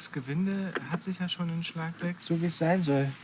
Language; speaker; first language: German; native; German